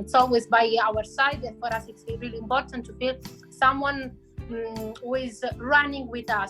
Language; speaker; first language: English; non-native, fluent; Italian